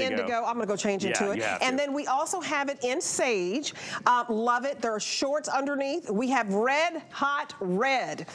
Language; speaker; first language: English; native; English